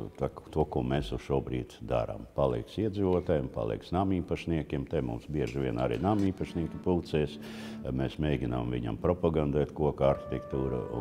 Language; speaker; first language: Latvian; non-native, local second language; Russian